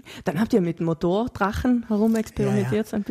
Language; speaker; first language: German; native; German